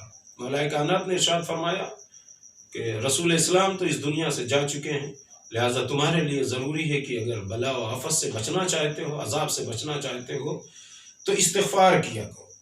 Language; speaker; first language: Urdu; native; Urdu